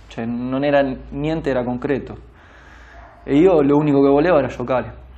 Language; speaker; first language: Italian; non-native, fluent; Spanish